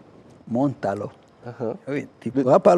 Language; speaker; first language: French; non-native, local second language; Kinyarwanda